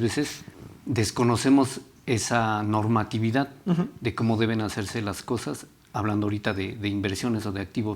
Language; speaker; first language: Spanish; native; Spanish